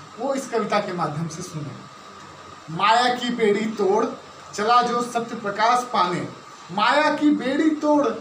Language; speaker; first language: Hindi; native; Hindi